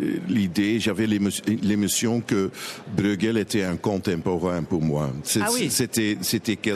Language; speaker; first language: French; non-native, local second language; Dutch